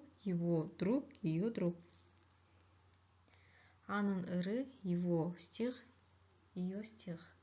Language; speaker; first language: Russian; non-native, local second language; Kyrgyz